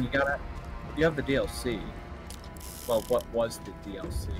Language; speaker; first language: English; native; English